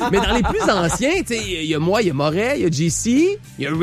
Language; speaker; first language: French; native; French